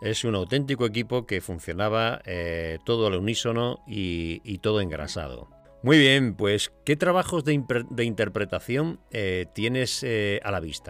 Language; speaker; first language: Spanish; native; Spanish